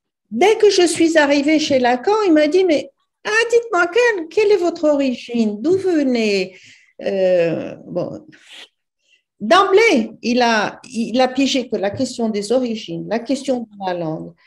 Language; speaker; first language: French; non-native, fluent; Portuguese